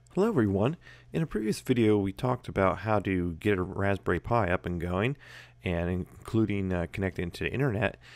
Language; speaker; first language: English; native; English